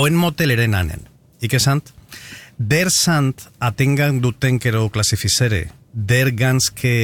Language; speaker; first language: Norwegian; non-native, fluent; Spanish